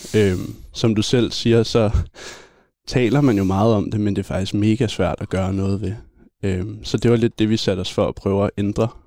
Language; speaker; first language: Danish; native; Danish